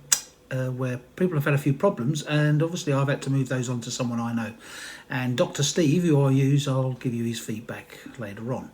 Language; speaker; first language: English; native; English